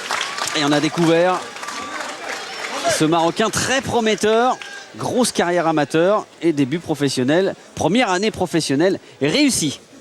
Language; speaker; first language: French; native; French